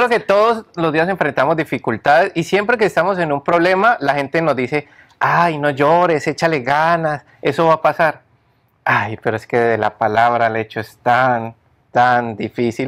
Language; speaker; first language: Spanish; native; Spanish